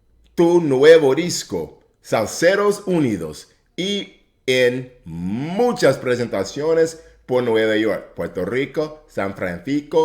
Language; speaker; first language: Spanish; non-native, fluent; English